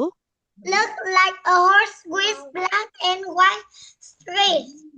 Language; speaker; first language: English; non-native, learner; Vietnamese